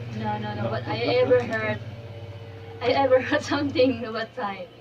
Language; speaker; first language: English; non-native, learner; Indonesian